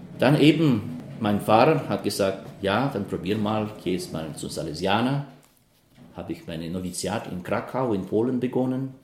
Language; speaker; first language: German; non-native, fluent; Russian